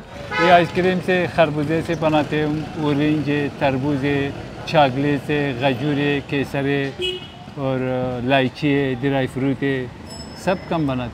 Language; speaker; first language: Hindi; non-native, learner; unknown